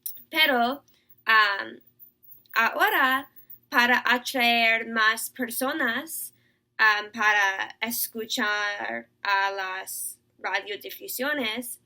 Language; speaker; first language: Spanish; non-native, learner; English